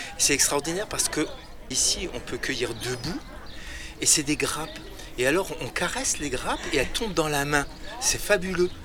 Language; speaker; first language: French; native; French